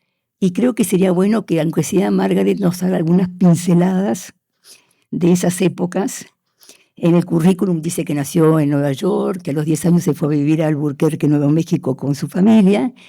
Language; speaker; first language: Spanish; native; Spanish